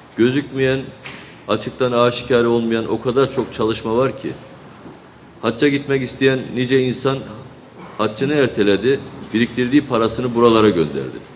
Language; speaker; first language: Turkish; native; Turkish